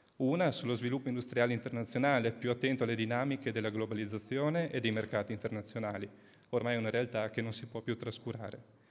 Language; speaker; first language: Italian; native; Italian